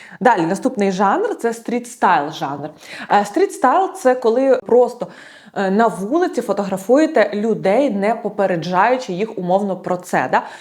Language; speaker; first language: Ukrainian; non-native, local second language; Russian